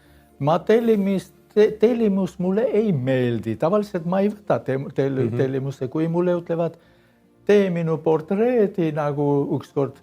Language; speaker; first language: Estonian; non-native, learner; Armenian